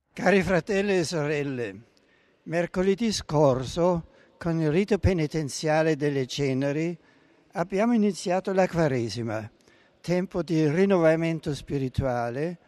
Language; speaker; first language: Italian; non-native, fluent; German